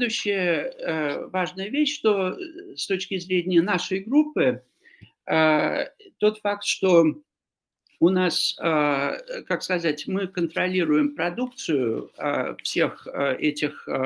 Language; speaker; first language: Russian; non-native, fluent; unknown